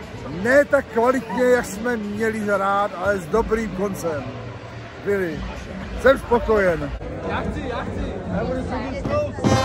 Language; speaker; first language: Czech; non-native, learner; German